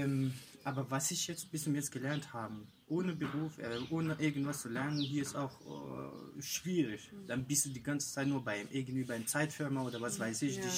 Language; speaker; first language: German; non-native, fluent; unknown